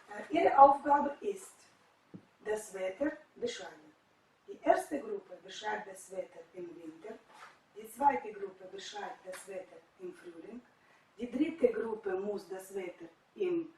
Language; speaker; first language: German; non-native, fluent; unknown